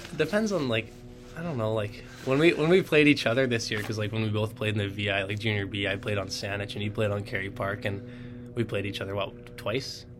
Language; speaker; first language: English; native; English